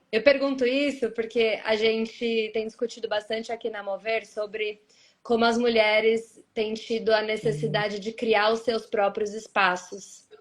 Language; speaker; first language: Portuguese; native; Portuguese